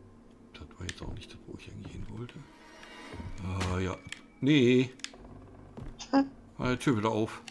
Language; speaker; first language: German; native; German